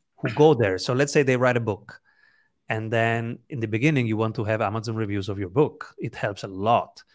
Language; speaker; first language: English; non-native, fluent; Italian